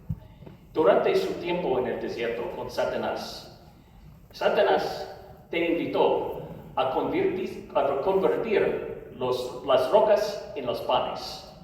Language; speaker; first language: Spanish; non-native, learner; English